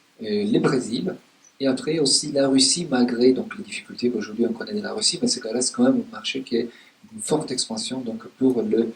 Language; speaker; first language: French; native; French